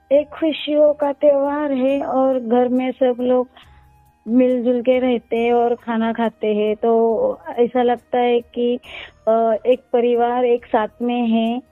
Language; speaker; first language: Hindi; non-native, local second language; Marathi